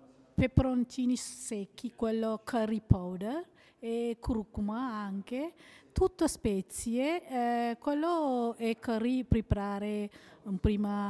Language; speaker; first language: Italian; non-native, learner; Sinhala